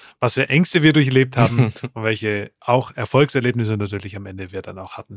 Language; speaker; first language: German; native; German